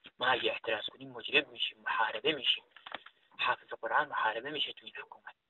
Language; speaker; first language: Persian; non-native, local second language; Kurdish